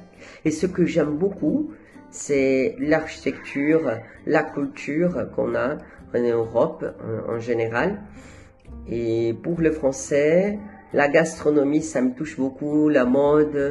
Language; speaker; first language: French; non-native, fluent; Portuguese